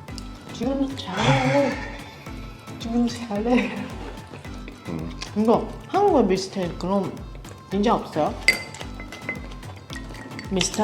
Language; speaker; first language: Korean; non-native, learner; Chinese